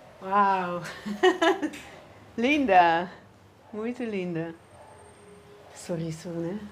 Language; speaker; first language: Portuguese; non-native, learner; Dutch